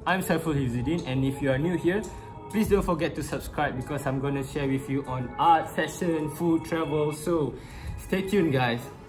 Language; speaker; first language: English; non-native, local second language; Malay